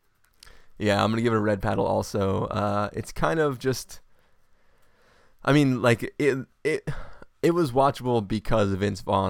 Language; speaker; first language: English; native; English